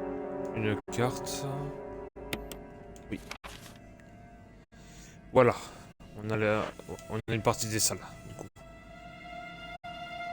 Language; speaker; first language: French; native; French